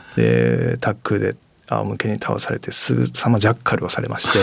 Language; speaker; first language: Japanese; native; Japanese